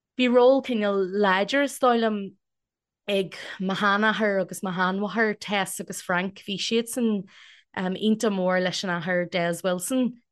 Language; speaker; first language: Irish; non-native, local second language; English